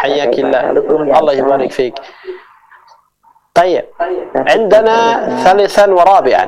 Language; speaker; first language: Arabic; non-native, fluent; Indonesian